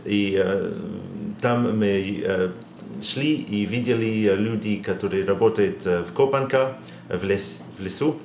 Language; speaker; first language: Russian; non-native, learner; English